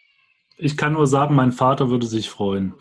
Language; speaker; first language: German; native; German